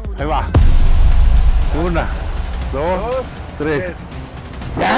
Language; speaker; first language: Spanish; native; Spanish